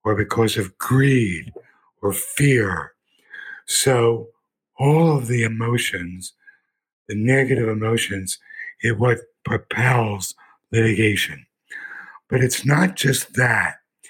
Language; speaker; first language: English; native; English